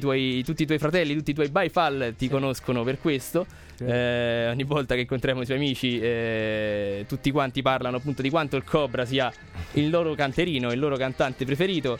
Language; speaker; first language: Italian; native; Italian